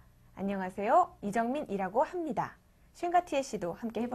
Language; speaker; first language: Korean; native; Korean